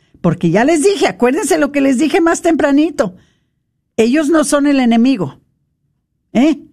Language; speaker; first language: Spanish; non-native, fluent; English